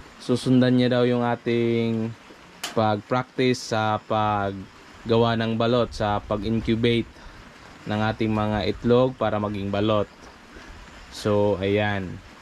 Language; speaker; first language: Filipino; non-native, local second language; Cebuano